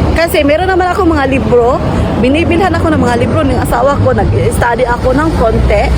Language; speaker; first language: Filipino; non-native, local second language; Cebuano